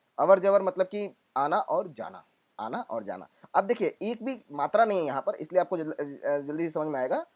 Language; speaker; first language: Hindi; non-native, local second language; Gujarati